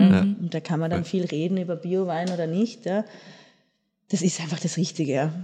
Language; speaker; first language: German; native; German